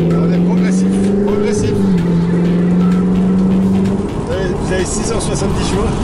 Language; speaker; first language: French; native; French